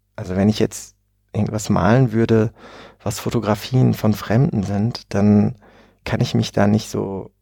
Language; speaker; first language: German; native; German